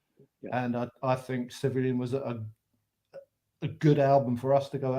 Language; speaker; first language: English; native; English